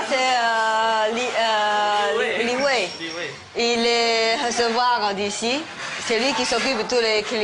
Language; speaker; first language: French; non-native, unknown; Chinese